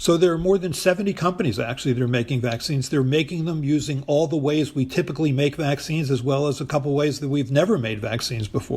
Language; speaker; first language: English; native; English